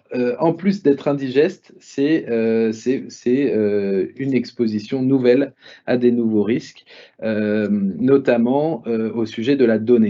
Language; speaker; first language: French; native; French